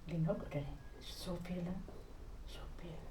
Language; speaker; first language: German; non-native, learner; Cebuano